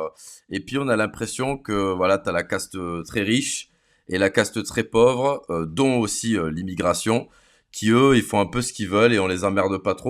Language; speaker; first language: French; native; French